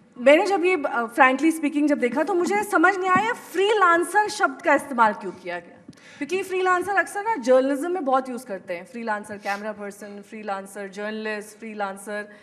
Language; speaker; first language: Hindi; native; Hindi